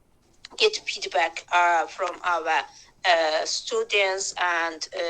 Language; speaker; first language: English; non-native, learner; Azerbaijani